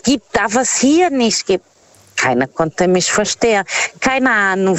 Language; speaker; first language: German; non-native, fluent; Portuguese